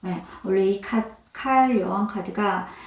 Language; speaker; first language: Korean; native; Korean